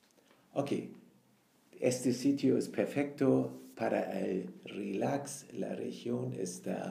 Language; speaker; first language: Spanish; non-native, fluent; German